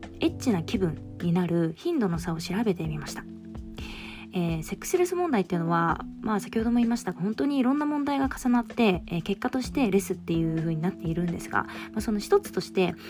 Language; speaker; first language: Japanese; native; Japanese